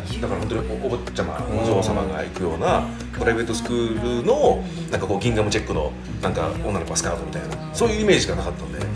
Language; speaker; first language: Japanese; early bilingual, heritage; Japanese